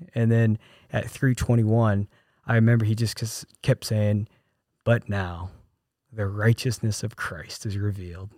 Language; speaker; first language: English; early bilingual, other home language; Korean